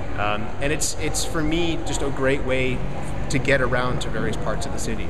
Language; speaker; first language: English; native; English